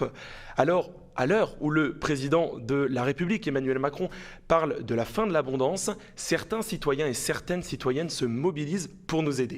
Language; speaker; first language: French; native; French